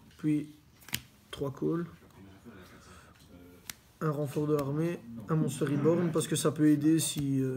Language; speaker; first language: French; native; French